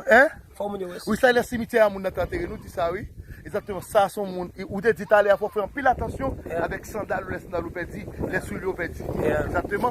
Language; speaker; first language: Haitian Creole; native; Haitian Creole